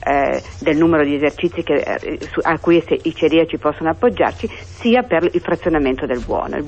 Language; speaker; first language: Italian; native; Italian